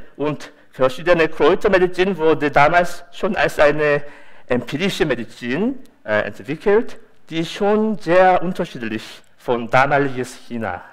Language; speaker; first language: German; non-native, fluent; Korean